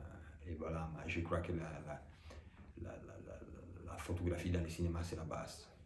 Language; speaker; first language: French; non-native, fluent; Italian